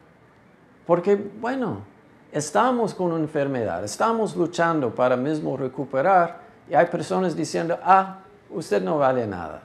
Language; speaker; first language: Spanish; non-native, fluent; English